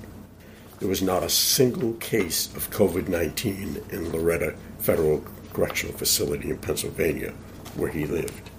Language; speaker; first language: English; native; English